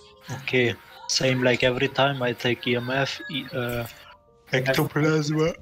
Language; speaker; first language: English; non-native, learner; German